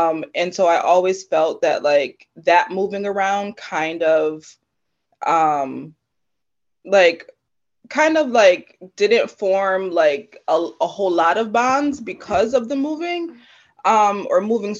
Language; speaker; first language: English; native; English